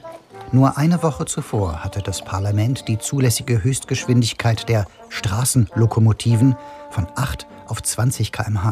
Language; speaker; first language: German; native; German